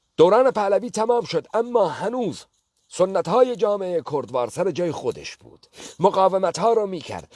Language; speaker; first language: Persian; non-native, local second language; Kurdish